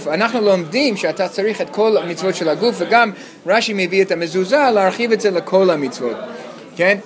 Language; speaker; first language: Hebrew; non-native, fluent; English